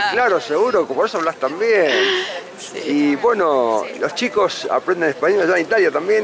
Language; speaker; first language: Spanish; native; Spanish